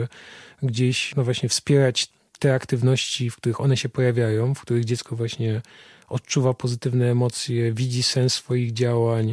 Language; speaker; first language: Polish; native; Polish